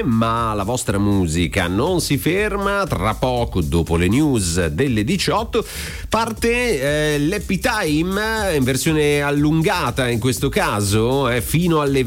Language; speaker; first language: Italian; native; Italian